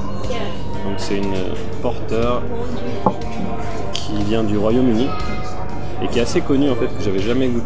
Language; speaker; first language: French; native; French